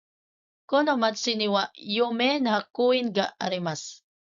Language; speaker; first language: Japanese; non-native, fluent; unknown